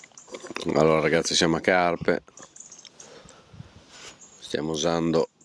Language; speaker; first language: Italian; native; Italian